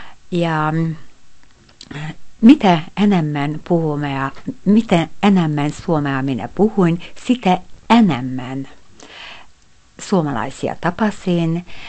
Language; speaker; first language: Finnish; non-native, fluent; Hungarian